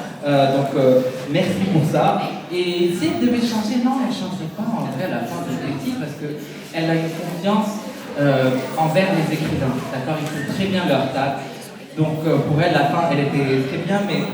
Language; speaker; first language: French; native; French